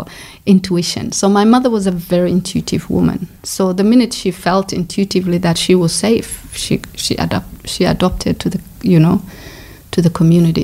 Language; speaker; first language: English; non-native, local second language; Somali